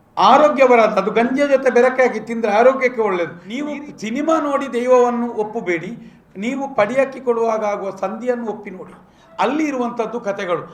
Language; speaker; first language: Kannada; non-native, local second language; Tulu